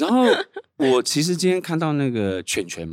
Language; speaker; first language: Chinese; native; Chinese